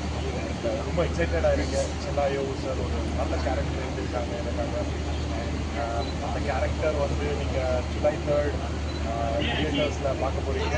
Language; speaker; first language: Tamil; non-native, local second language; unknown